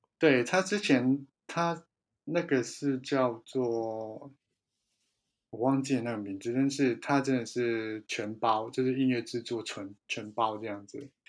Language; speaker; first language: Chinese; native; Chinese